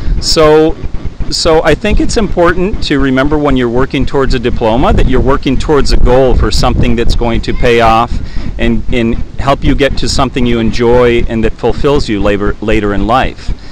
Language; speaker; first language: English; native; English